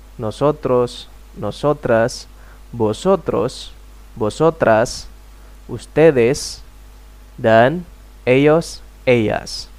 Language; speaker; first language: Spanish; non-native, fluent; Indonesian